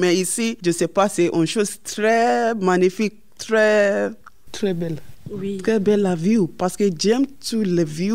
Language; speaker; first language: French; non-native, learner; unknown